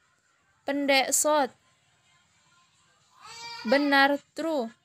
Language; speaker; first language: Indonesian; native; Indonesian